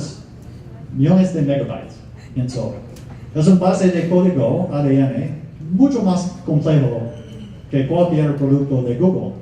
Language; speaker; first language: Spanish; non-native, fluent; English